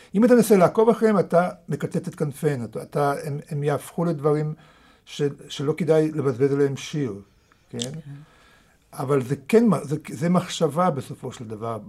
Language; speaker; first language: Hebrew; early bilingual, other home language; Russian